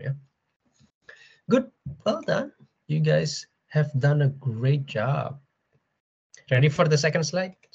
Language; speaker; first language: English; non-native, fluent; Indonesian